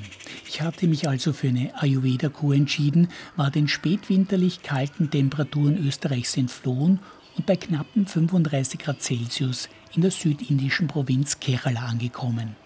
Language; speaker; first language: German; native; German